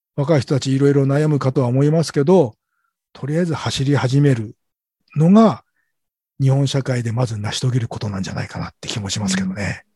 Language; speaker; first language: Japanese; native; Japanese